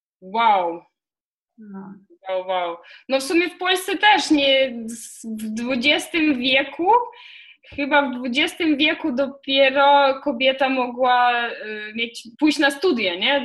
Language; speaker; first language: Polish; non-native, fluent; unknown